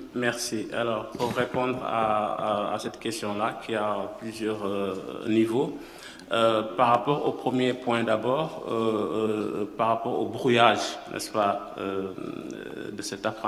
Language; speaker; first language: French; non-native, local second language; Wolof